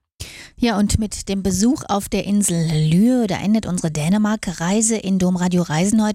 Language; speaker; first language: German; native; German